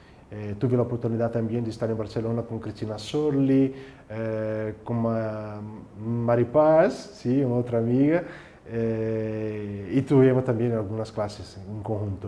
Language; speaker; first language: Spanish; non-native, fluent; Portuguese